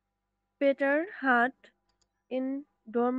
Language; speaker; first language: German; non-native, learner; Bangla